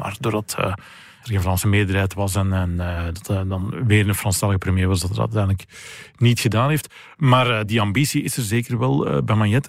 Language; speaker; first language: Dutch; native; Dutch